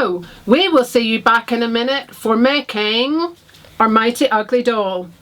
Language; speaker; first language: English; native; English